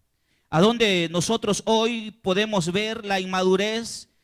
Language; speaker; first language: Spanish; native; Spanish